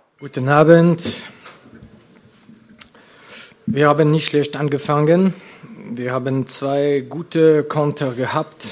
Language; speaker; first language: German; non-native, fluent; French